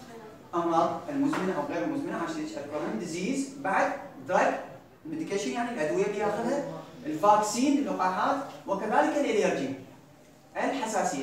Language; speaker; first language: Arabic; native; Arabic